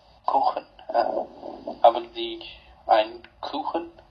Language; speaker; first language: German; non-native, learner; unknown